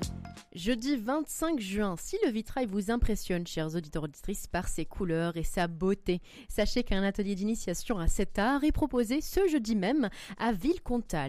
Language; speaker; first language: French; native; French